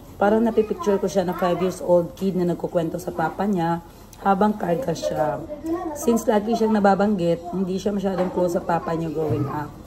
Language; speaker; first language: Filipino; non-native, local second language; Cebuano